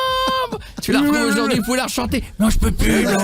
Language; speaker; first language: French; native; French